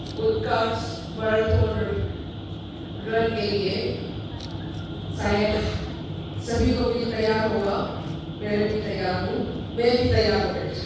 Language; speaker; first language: Hindi; non-native, local second language; Manipuri